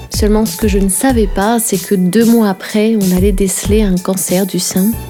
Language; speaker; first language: French; native; French